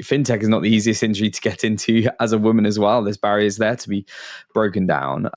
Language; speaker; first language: English; native; English